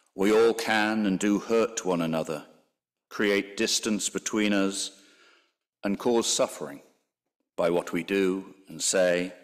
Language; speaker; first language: English; native; English